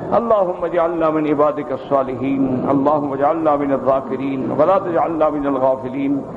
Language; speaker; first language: Urdu; non-native, local second language; Saraiki